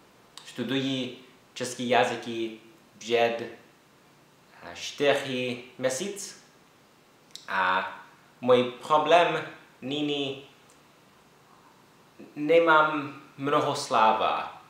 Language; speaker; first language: Czech; non-native, learner; English